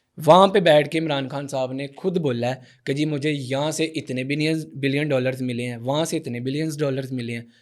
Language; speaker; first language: Urdu; non-native, local second language; Punjabi